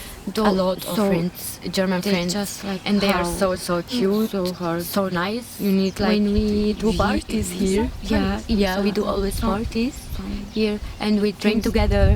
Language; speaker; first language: English; non-native, learner; Arabic